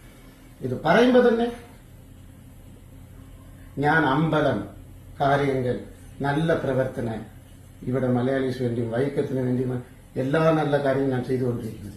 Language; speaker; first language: Malayalam; non-native, fluent; Tamil